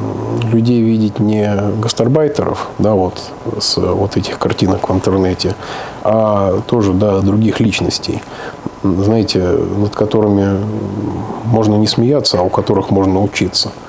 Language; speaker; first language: Russian; native; Russian